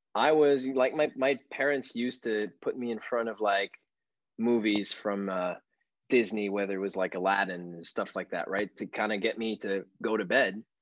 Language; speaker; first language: English; non-native, fluent; French